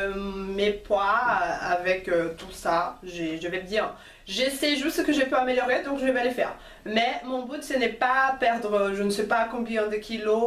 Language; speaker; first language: French; non-native, fluent; Portuguese